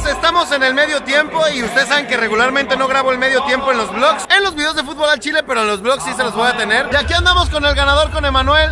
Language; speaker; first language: Spanish; native; Spanish